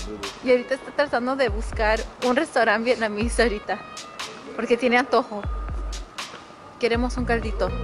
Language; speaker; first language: Spanish; early bilingual, heritage; Spanish